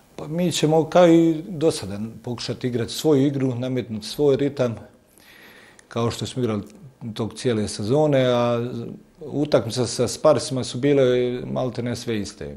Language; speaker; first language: Croatian; native; Croatian